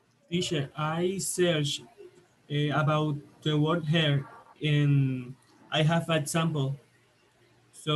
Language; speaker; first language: English; non-native, learner; Spanish